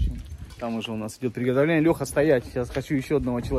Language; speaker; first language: Russian; native; Russian